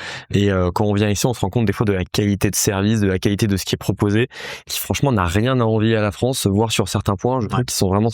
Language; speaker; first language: French; native; French